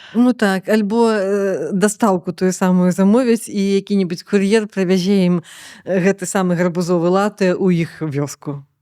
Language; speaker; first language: Belarusian; native; Belarusian